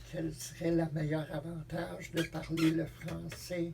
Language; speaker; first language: French; native; French